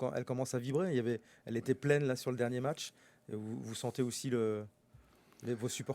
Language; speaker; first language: French; native; French